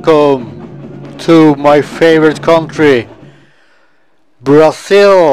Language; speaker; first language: English; non-native, fluent; Swedish